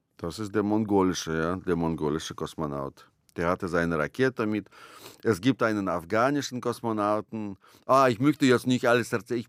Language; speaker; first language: German; non-native, fluent; Russian